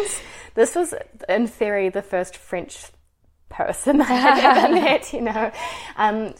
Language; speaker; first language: English; native; English